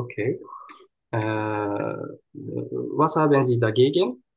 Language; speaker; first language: German; non-native, learner; Turkish